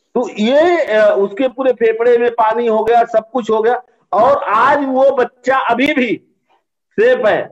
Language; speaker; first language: Hindi; native; Hindi